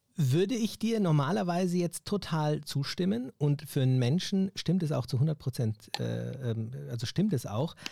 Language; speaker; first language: German; native; German